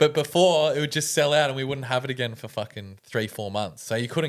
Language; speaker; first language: English; native; English